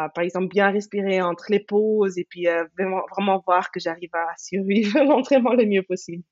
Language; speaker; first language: French; native; French